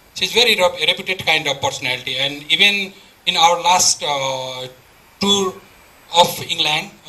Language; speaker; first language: English; non-native, local second language; Nepali